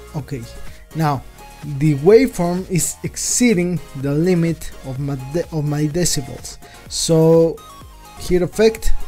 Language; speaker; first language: English; non-native, fluent; Spanish